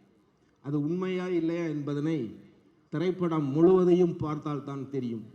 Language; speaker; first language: Tamil; native; Tamil